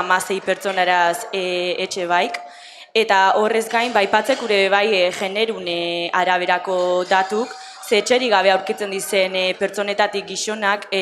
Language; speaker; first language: Basque; native; Basque